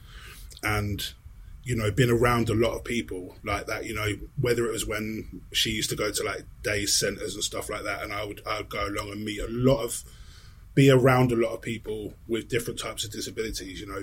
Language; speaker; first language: English; native; English